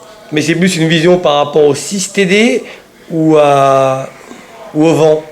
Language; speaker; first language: French; native; French